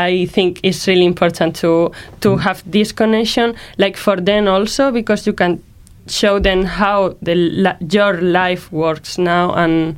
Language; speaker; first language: English; non-native, learner; Spanish